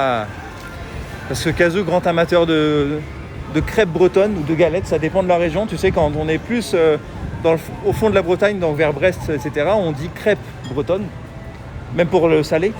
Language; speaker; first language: French; native; French